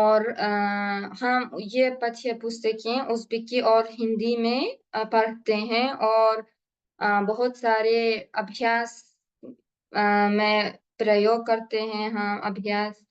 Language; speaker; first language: Hindi; non-native, learner; Uzbek